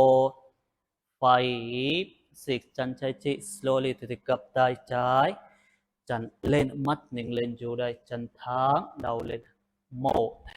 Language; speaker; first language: Vietnamese; non-native, learner; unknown